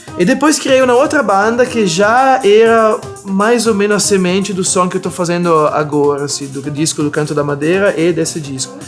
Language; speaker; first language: Portuguese; non-native, fluent; Italian